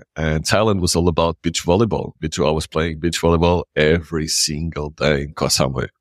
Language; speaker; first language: English; non-native, fluent; Portuguese